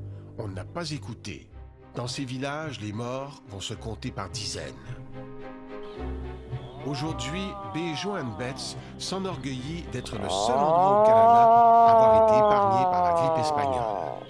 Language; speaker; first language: French; native; French